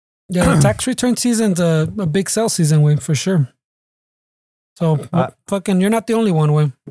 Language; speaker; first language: English; early bilingual, other home language; Spanish